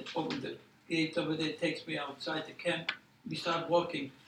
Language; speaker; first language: English; non-native, fluent; Polish